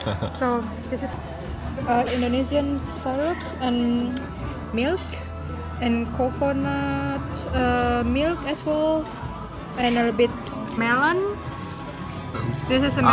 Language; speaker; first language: English; non-native, learner; Indonesian